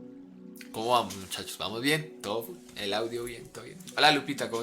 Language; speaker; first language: Spanish; native; Spanish